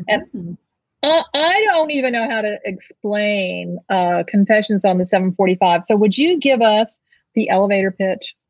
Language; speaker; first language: English; native; English